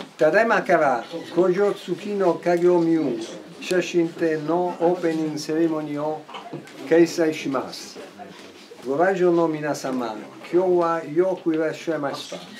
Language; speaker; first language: Japanese; non-native, learner; Italian